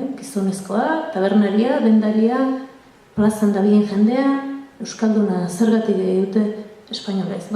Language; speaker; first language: Basque; native; Basque